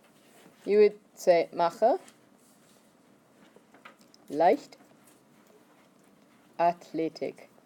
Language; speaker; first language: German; non-native, fluent; English